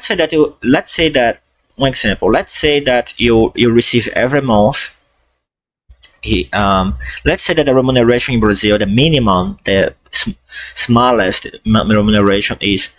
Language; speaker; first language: English; non-native, fluent; Portuguese